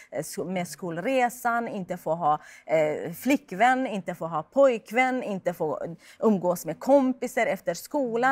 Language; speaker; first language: Swedish; non-native, fluent; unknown